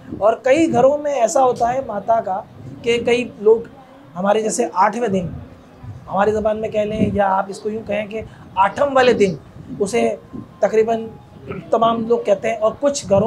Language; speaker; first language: Urdu; non-native, local second language; Gujarati